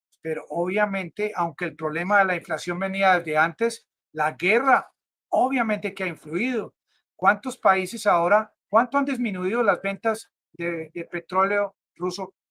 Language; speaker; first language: Spanish; native; Spanish